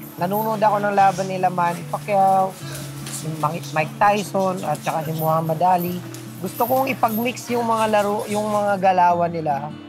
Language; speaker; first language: Filipino; non-native, local second language; Bikol